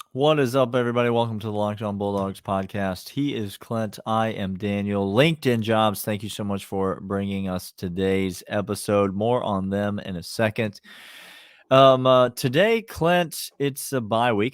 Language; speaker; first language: English; native; English